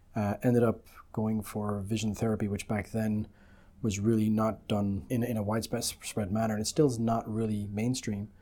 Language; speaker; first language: English; native; English